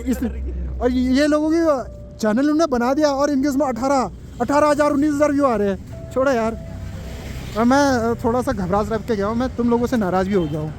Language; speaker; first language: Hindi; native; Hindi